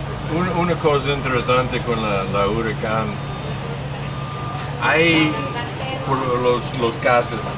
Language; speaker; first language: Spanish; non-native, learner; English